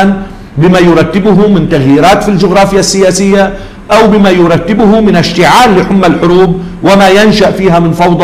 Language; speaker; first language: Arabic; native; Arabic